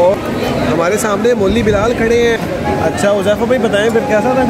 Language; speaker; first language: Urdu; non-native, local second language; Punjabi